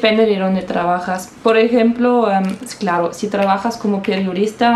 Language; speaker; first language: Spanish; non-native, fluent; German